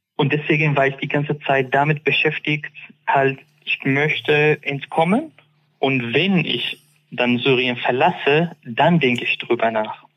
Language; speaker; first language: German; non-native, fluent; Arabic